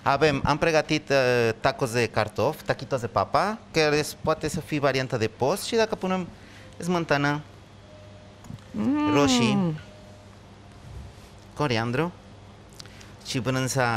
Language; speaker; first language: Romanian; non-native, fluent; Spanish